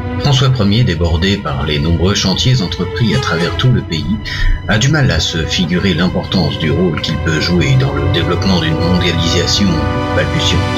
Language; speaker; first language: French; native; French